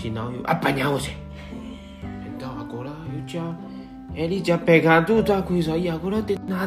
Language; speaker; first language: Portuguese; non-native, learner; Chinese